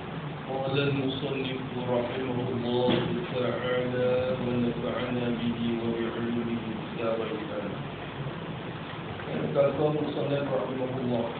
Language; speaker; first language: Arabic; non-native, fluent; Malay